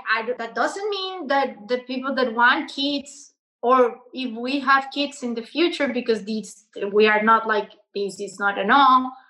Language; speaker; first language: English; non-native, learner; Spanish